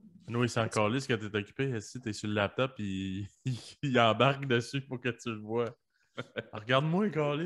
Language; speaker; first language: French; early bilingual, other home language; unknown